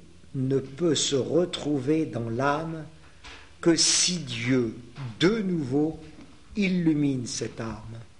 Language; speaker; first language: French; native; French